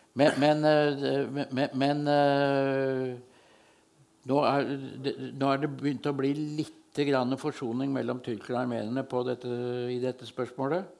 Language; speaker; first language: Norwegian; native; Norwegian